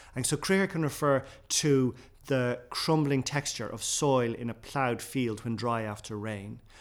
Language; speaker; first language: English; non-native, local second language; Irish